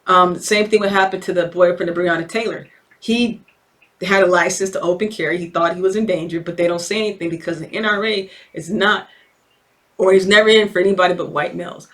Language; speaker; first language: English; native; English